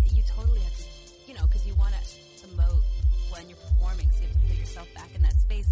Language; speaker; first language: English; native; English